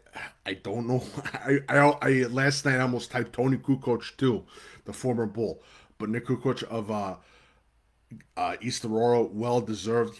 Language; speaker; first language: English; native; English